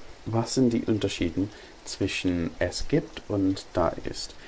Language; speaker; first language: German; non-native, learner; English